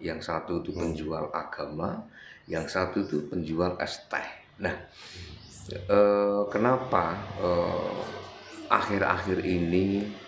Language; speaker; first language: Indonesian; native; Indonesian